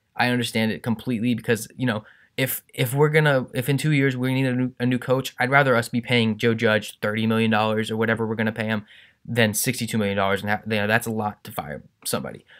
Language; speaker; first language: English; native; English